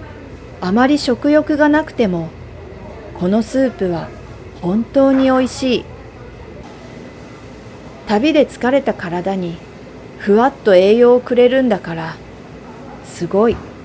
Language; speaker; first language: Japanese; native; Japanese